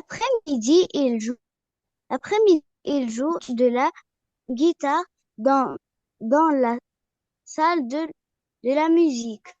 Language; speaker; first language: French; non-native, learner; Arabic